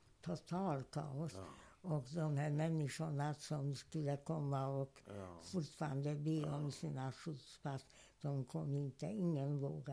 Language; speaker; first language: Swedish; non-native, fluent; Hungarian